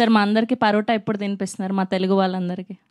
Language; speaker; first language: Telugu; native; Telugu